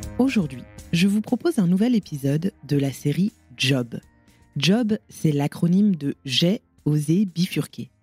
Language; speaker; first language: French; native; French